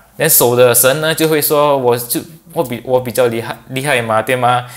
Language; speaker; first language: Chinese; non-native, local second language; English